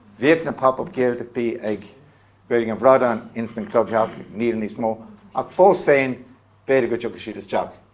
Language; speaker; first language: Irish; non-native, local second language; English